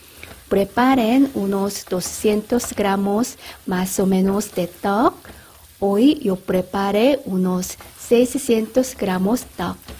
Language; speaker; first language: Spanish; non-native, fluent; Korean